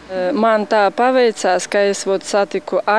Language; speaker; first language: Latvian; non-native, local second language; Russian